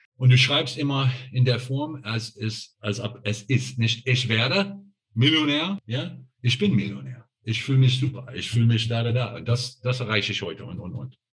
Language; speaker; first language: German; non-native, fluent; English